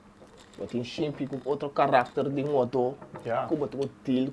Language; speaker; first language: Dutch; non-native, local second language; Papiamento